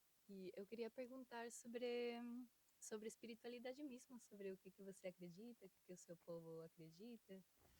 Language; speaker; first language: Portuguese; non-native, fluent; Spanish